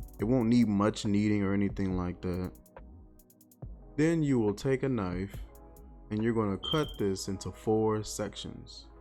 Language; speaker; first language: English; native; English